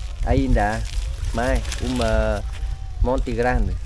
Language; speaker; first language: Portuguese; non-native, learner; Vietnamese